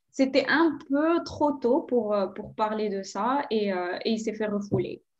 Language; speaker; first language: French; non-native, local second language; Arabic